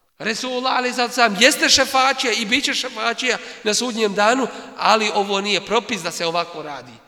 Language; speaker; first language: Bosnian; native; Bosnian